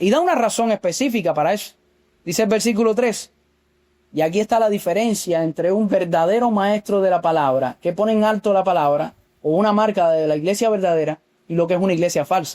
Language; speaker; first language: Spanish; native; Spanish